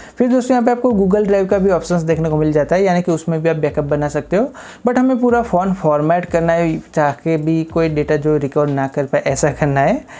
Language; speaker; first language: Hindi; native; Hindi